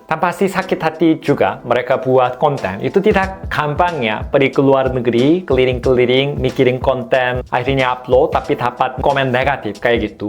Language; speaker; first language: Indonesian; non-native, fluent; Korean